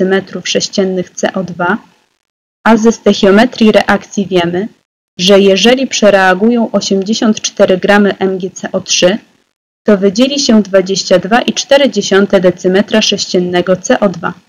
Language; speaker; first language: Polish; native; Polish